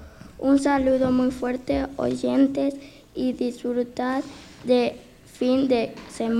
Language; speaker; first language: Spanish; native; Spanish